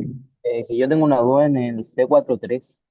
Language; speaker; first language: Spanish; native; Spanish